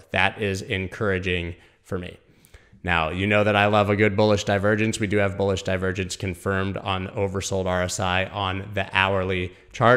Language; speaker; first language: English; native; English